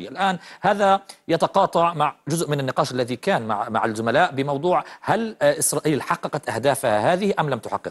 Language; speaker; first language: Arabic; native; Arabic